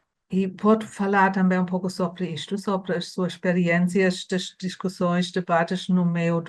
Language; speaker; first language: Portuguese; non-native, fluent; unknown